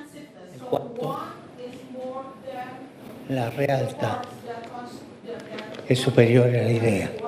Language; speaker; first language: Italian; non-native, fluent; Spanish